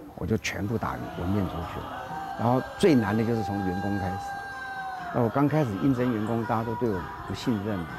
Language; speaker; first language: Chinese; native; Chinese